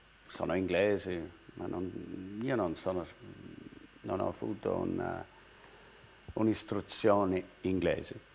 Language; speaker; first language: Italian; non-native, fluent; English